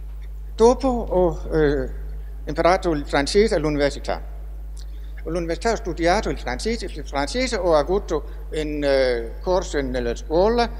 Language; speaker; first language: Italian; non-native, fluent; Danish